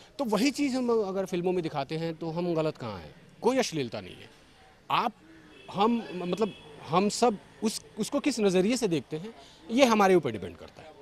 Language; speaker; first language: Hindi; non-native, local second language; Bhojpuri